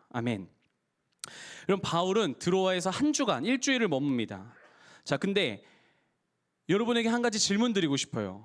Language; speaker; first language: Korean; native; Korean